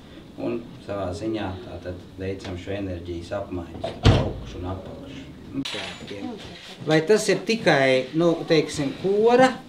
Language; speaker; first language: Latvian; native; Latvian